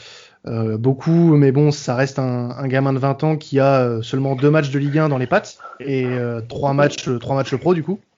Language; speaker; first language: French; native; French